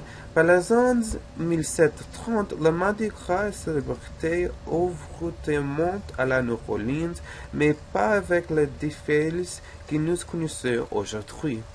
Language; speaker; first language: French; non-native, learner; English